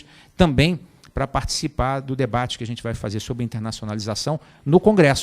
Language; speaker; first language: Portuguese; native; Portuguese